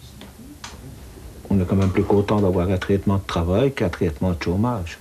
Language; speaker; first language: French; native; French